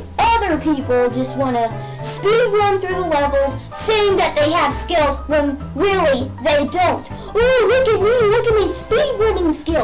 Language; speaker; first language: English; native; English